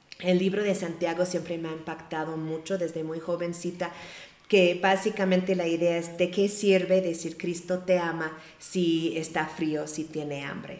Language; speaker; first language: Spanish; non-native, fluent; English